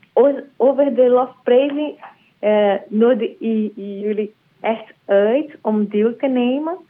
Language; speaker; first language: Dutch; non-native, learner; Portuguese